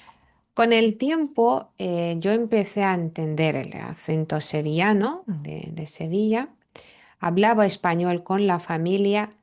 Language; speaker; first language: Spanish; non-native, fluent; Lithuanian